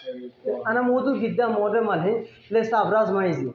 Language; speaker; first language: Arabic; non-native, learner; Bangla